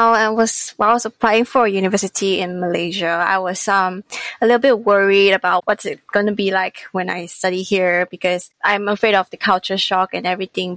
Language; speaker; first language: English; non-native, local second language; Chinese